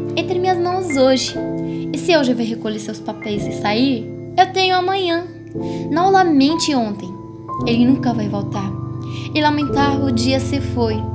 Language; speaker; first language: Portuguese; non-native, fluent; Arabic